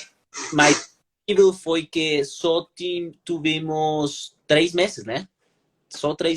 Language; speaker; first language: Portuguese; non-native, learner; Spanish